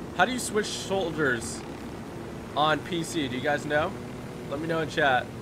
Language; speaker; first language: English; native; English